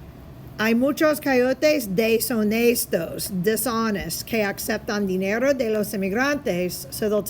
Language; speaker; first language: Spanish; non-native, fluent; English